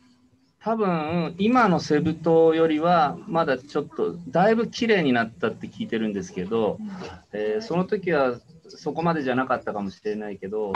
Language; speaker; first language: Japanese; native; Japanese